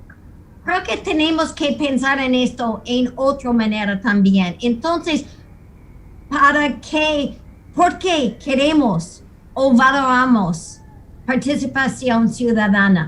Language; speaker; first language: Spanish; non-native, fluent; English